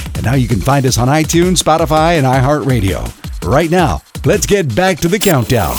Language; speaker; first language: English; early bilingual, other home language; Spanish